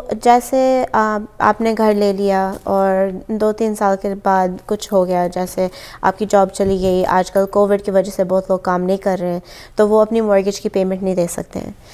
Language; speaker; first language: Hindi; early bilingual, heritage; Hindi